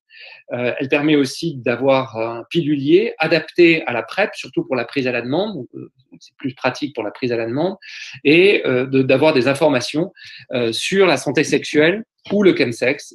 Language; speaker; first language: French; native; French